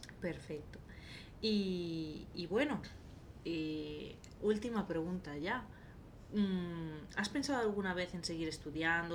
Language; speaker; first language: Spanish; native; Spanish